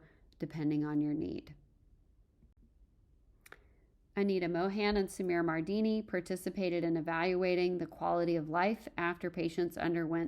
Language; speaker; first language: English; native; English